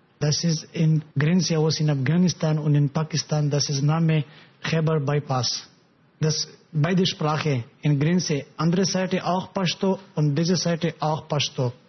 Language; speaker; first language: German; non-native, learner; Pashto